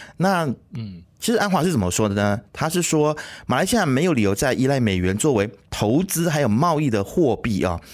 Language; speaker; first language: Chinese; native; Chinese